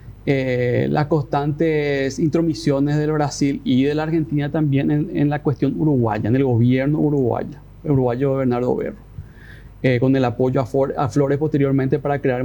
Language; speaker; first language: Spanish; native; Spanish